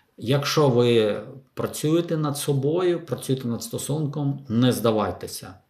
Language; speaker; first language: Ukrainian; non-native, local second language; Russian